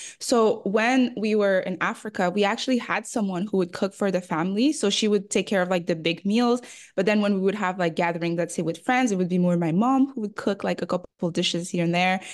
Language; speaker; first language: English; early bilingual, other home language; French